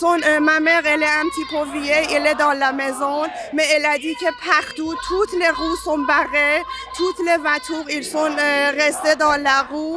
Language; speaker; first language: French; non-native, learner; Persian